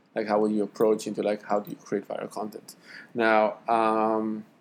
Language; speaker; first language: English; non-native, fluent; Hebrew